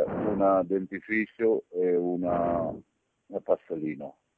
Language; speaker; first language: Italian; non-native, learner; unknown